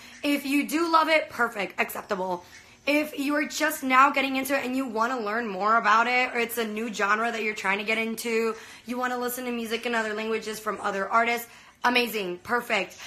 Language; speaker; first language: English; early bilingual, other home language; Spanish